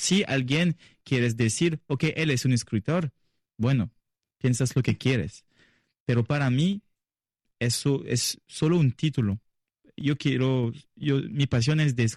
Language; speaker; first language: Spanish; non-native, learner; French